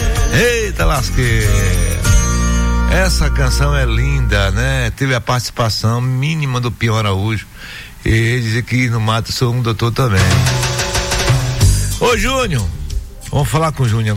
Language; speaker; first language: Portuguese; native; Portuguese